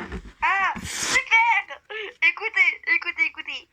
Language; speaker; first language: French; native; French